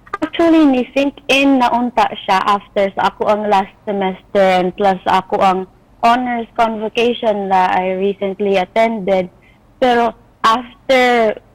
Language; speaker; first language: Cebuano; native; Cebuano